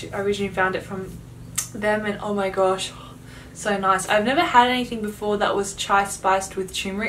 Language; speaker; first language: English; native; English